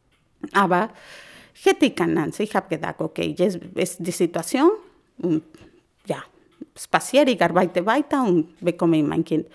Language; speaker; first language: German; non-native, learner; Spanish